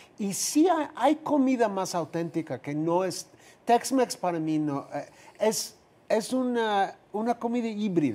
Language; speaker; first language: Spanish; non-native, fluent; English